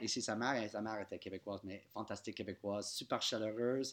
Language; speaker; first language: French; non-native, local second language; English